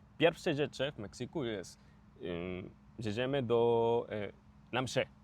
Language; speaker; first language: Polish; non-native, learner; Spanish